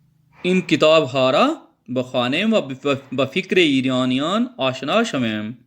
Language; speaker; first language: Persian; non-native, fluent; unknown